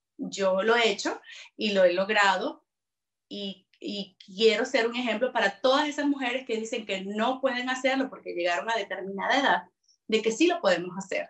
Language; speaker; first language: Spanish; native; Spanish